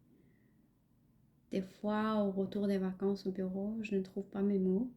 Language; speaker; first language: French; non-native, fluent; Punjabi